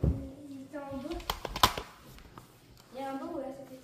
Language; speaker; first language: French; native; French